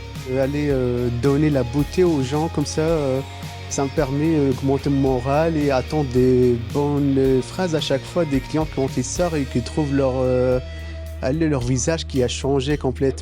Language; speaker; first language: French; non-native, learner; Arabic